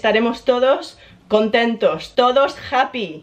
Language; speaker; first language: Spanish; early bilingual, heritage; English